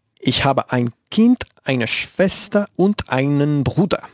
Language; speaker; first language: German; non-native, learner; Spanish